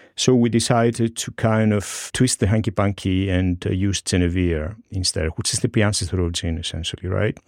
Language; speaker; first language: English; non-native, fluent; Greek